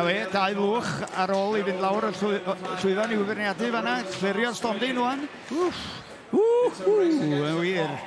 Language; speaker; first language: Welsh; native; Welsh